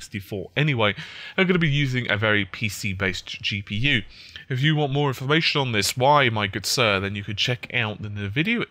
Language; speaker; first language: English; native; English